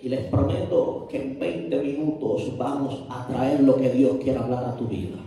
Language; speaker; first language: Spanish; native; Spanish